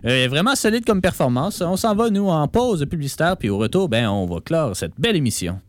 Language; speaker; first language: French; native; French